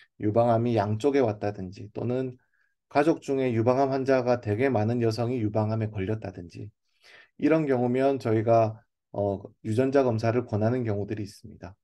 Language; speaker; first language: Korean; native; Korean